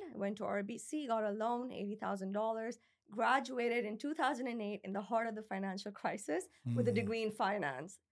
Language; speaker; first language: English; non-native, local second language; Urdu